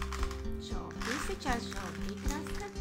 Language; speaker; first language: Russian; non-native, learner; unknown